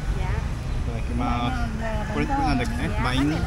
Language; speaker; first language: Vietnamese; non-native, fluent; Japanese